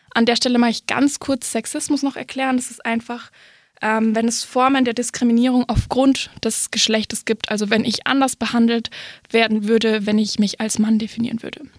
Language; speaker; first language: German; native; German